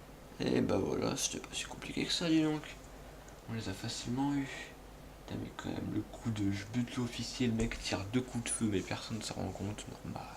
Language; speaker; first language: French; native; French